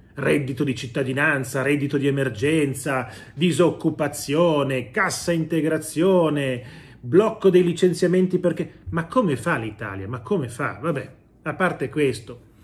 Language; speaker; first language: Italian; native; Italian